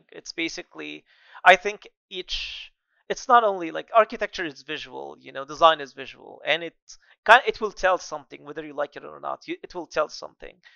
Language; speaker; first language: English; non-native, fluent; Arabic